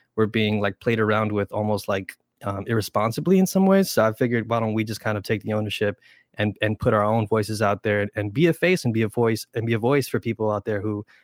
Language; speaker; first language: English; early bilingual, other home language; Spanish